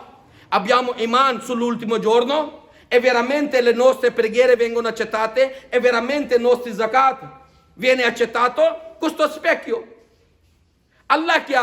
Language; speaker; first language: Italian; non-native, fluent; Urdu